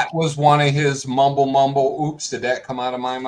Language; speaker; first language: English; native; English